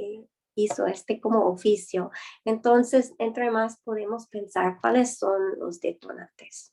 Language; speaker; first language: Spanish; non-native, fluent; English